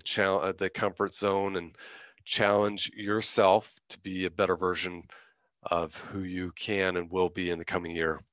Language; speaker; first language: English; native; English